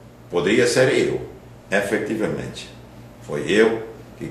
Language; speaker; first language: Portuguese; non-native, fluent; Dutch